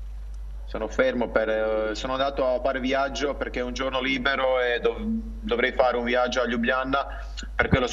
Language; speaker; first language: Italian; non-native, fluent; Croatian